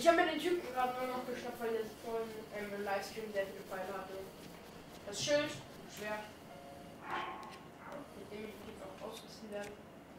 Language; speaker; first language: German; native; German